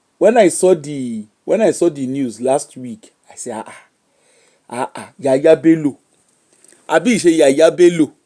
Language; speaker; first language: Nigerian Pidgin; non-native, local second language; Yoruba